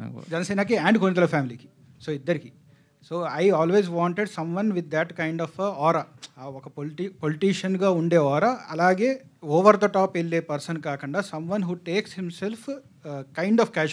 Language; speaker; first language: Telugu; native; Telugu